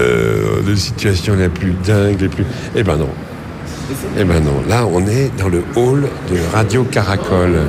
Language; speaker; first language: French; native; French